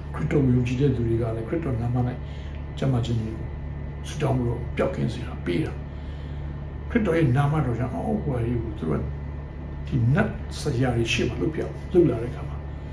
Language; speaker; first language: Burmese; non-native, local second language; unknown